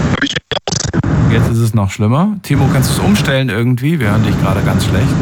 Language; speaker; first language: German; native; German